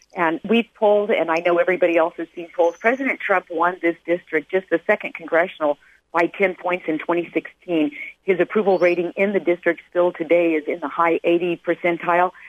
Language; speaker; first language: English; native; English